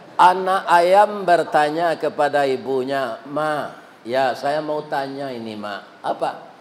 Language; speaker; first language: Malay; non-native, local second language; Minangkabau